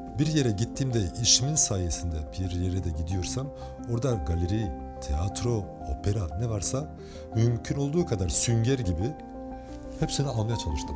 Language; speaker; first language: Turkish; early bilingual, heritage; Turkish